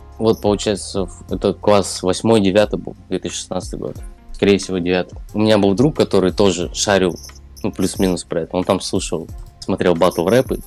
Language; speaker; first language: Russian; native; Russian